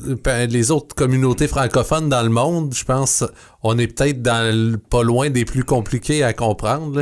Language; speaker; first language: French; native; French